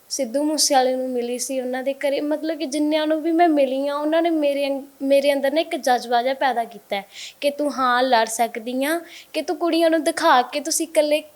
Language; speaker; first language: Punjabi; native; Punjabi